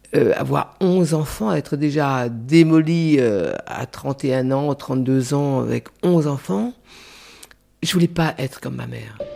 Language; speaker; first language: French; non-native, local second language; Réunion Creole French